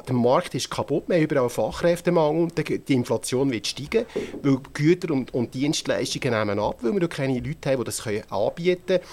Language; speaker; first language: German; native; German